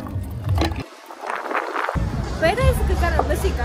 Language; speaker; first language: Spanish; non-native, fluent; Japanese